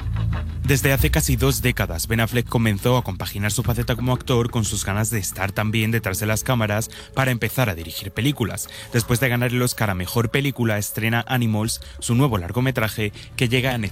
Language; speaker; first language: Spanish; native; Spanish